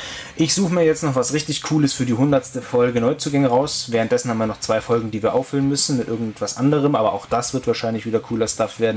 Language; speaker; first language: German; native; German